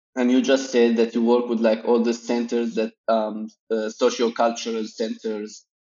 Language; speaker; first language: English; non-native, fluent; Arabic